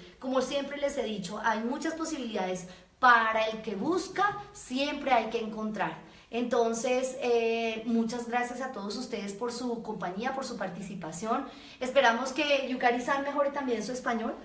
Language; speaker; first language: Spanish; native; Spanish